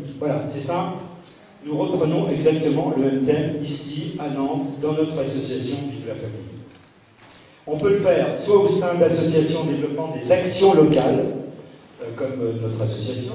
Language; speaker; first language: French; native; French